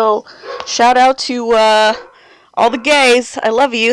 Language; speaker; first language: English; early bilingual, other home language; Spanish